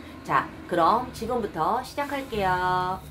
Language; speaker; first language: Korean; native; Korean